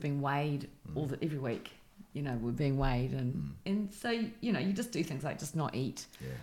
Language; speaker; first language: English; native; English